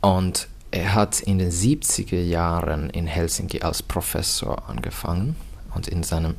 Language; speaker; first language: German; non-native, fluent; Finnish